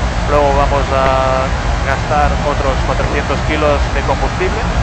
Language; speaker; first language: Spanish; native; Spanish